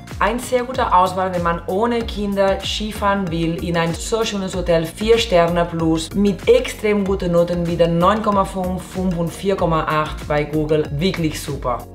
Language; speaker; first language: German; non-native, learner; Catalan